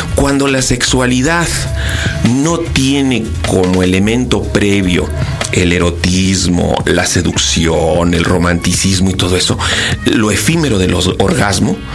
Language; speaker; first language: Spanish; native; Spanish